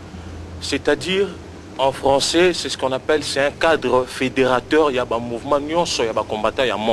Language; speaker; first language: French; non-native, local second language; Lingala